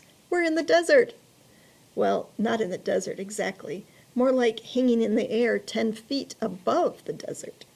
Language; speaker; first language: English; native; English